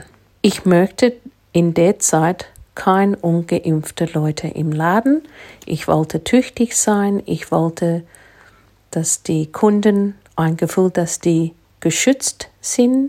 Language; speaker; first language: German; non-native, fluent; English